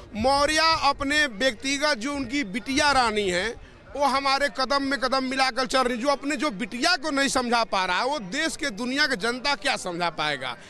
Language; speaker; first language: Hindi; native; Hindi